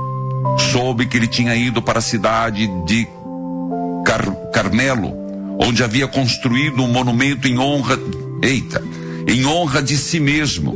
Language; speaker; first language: Portuguese; native; Portuguese